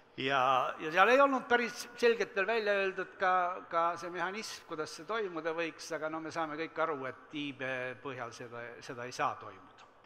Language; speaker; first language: Estonian; native; Estonian